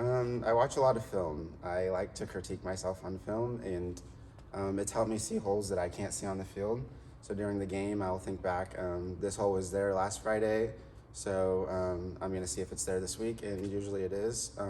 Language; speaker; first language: English; native; English